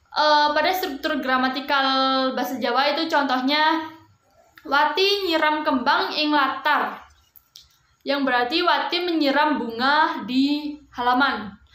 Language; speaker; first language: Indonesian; non-native, local second language; Javanese